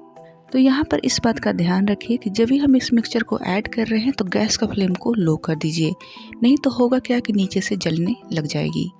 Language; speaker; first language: Hindi; native; Hindi